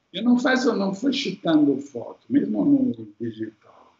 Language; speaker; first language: Portuguese; non-native, fluent; Italian